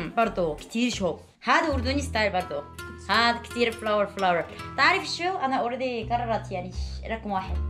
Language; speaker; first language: Arabic; non-native, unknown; Korean